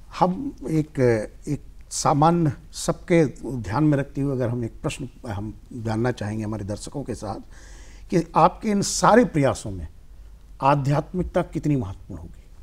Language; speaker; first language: Hindi; native; Hindi